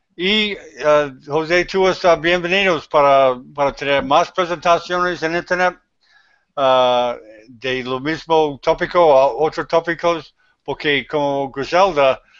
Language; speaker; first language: Spanish; non-native, learner; English